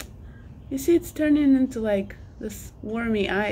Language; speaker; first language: English; non-native, fluent; Russian